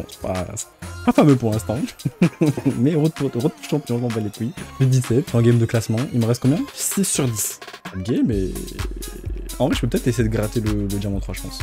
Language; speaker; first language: French; native; French